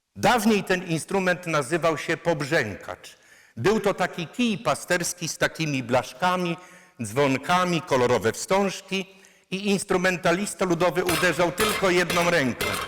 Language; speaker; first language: Polish; non-native, local second language; Kashubian